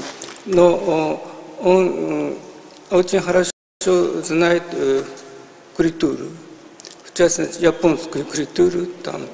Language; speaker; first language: Russian; non-native, fluent; Japanese